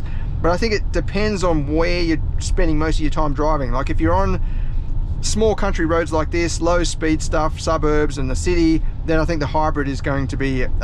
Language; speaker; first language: English; native; English